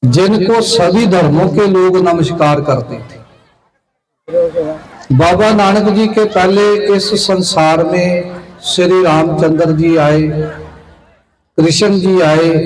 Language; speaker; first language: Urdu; non-native, local second language; Punjabi